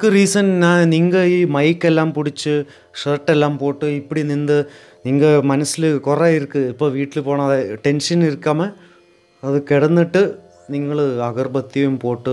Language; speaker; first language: Tamil; non-native, learner; Malayalam